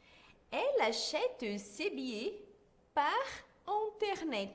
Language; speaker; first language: French; non-native, fluent; Portuguese